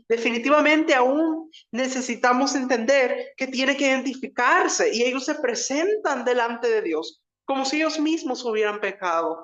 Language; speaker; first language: Spanish; native; Spanish